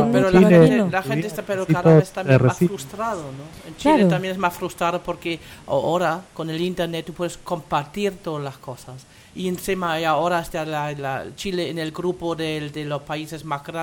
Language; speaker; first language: Spanish; non-native, fluent; German